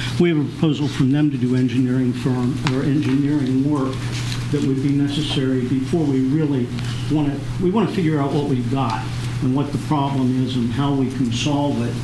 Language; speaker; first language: English; native; English